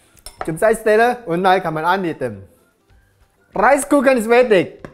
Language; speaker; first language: German; non-native, learner; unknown